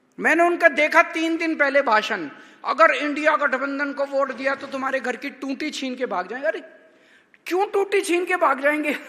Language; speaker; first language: Hindi; native; Hindi